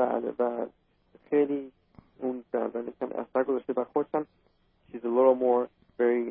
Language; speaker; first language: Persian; early bilingual, heritage; Persian